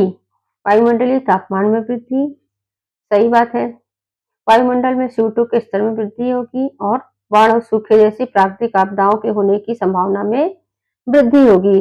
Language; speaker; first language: Hindi; native; Hindi